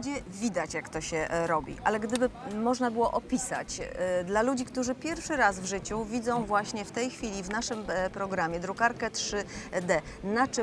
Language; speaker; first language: Polish; native; Polish